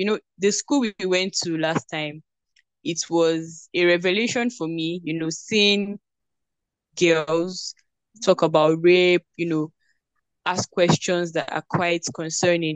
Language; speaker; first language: English; non-native, local second language; Yoruba